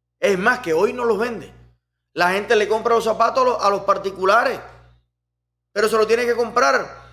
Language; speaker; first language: Spanish; native; Spanish